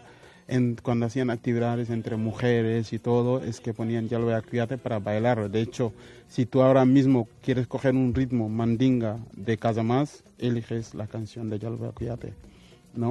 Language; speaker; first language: Spanish; non-native, fluent; Wolof